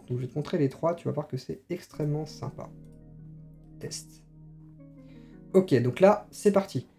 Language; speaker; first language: French; native; French